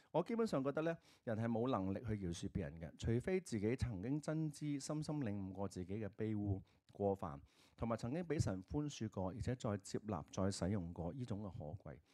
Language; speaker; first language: Cantonese; native; Cantonese